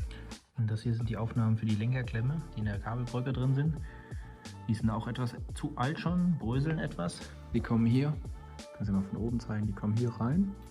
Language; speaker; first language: German; native; German